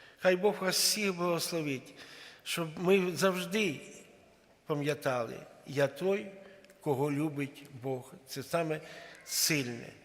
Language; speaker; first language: Ukrainian; non-native, local second language; Russian